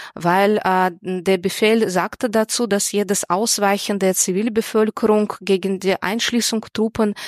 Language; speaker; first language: German; non-native, fluent; Russian